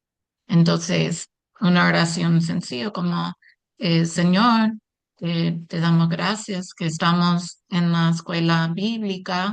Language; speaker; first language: Spanish; non-native, fluent; English